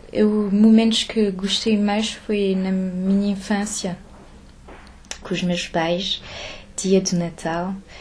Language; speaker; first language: Portuguese; early bilingual, heritage; French